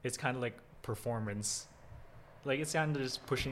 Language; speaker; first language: English; early bilingual, other home language; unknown